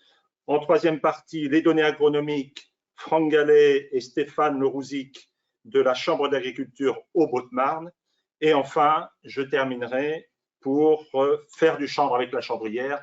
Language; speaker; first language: French; native; French